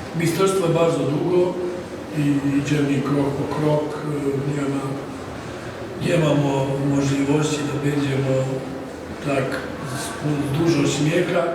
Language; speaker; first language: Polish; non-native, learner; Serbian